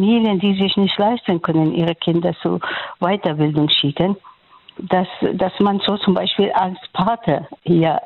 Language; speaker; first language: German; non-native, fluent; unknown